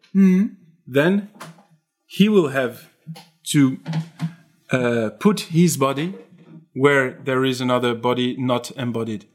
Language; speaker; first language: English; non-native, fluent; French